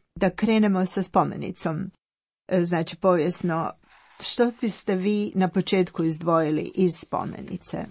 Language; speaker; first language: Croatian; native; Croatian